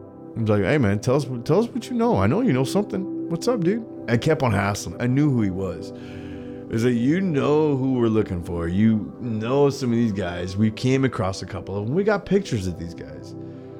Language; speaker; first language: English; native; English